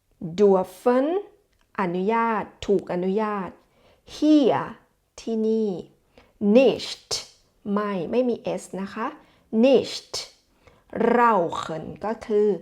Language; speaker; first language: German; non-native, fluent; Thai